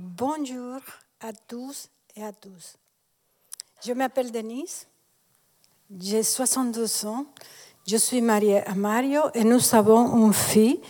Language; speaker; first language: French; non-native, fluent; Spanish